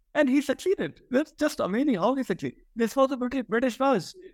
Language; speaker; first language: English; non-native, local second language; Hindi